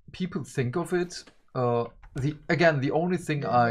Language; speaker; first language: English; early bilingual, other home language; Turkish